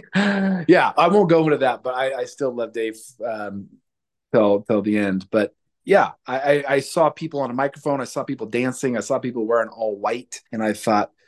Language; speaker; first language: English; native; English